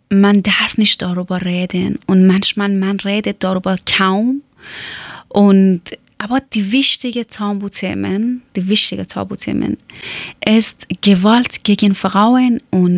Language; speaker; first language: German; non-native, learner; Persian